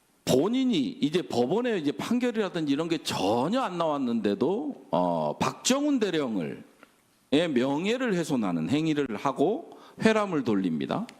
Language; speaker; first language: Korean; native; Korean